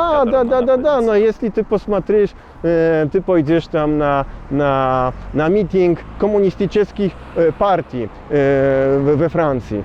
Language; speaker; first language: Russian; non-native, learner; Polish